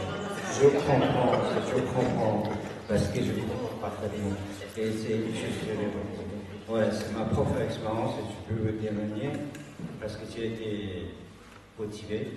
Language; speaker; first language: French; non-native, fluent; Tibetan